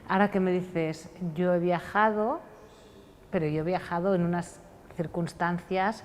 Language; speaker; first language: Spanish; non-native, local second language; Catalan